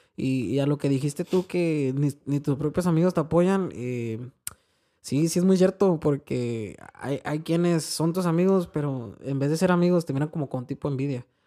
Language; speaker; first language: Spanish; early bilingual, heritage; Spanish